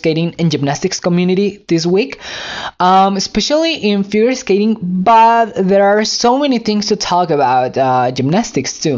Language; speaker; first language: English; non-native, fluent; Spanish